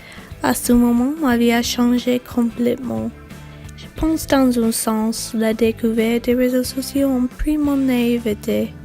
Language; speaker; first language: French; non-native, learner; English